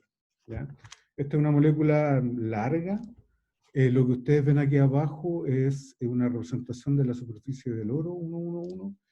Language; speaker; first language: Spanish; native; Spanish